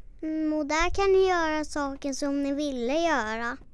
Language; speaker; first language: Swedish; early bilingual, other home language; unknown